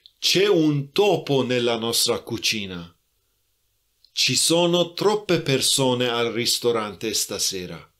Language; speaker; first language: Italian; non-native, fluent; Persian